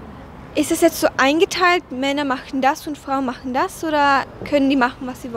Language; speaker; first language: German; native; German